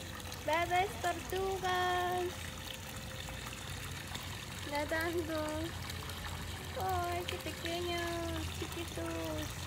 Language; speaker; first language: Spanish; non-native, fluent; Korean